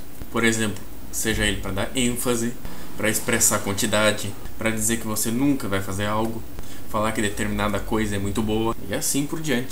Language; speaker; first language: Portuguese; native; Portuguese